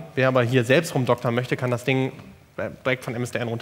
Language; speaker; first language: German; native; German